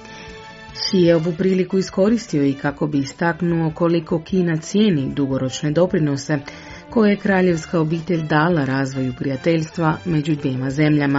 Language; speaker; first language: Croatian; native; Croatian